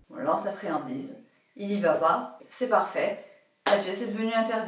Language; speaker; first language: French; native; French